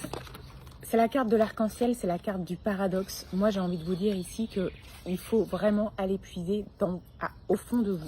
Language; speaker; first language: French; native; French